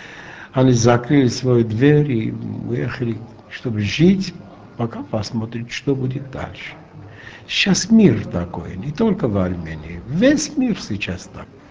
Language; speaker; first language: Russian; non-native, local second language; Armenian